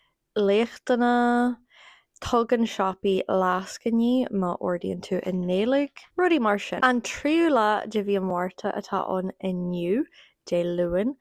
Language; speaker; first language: Irish; non-native, local second language; English